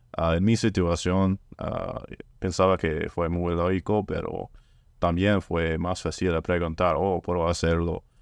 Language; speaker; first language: Spanish; non-native, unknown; French